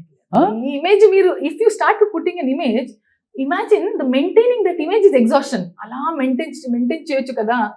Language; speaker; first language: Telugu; non-native, learner; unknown